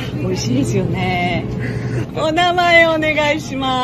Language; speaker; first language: Japanese; native; Japanese